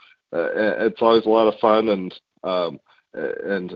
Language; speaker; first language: English; native; English